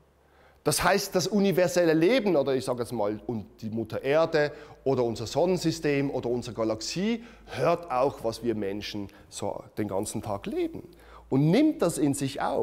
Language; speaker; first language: German; native; German